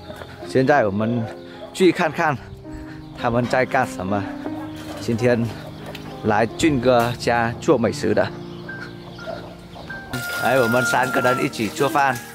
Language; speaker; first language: Chinese; non-native, fluent; Vietnamese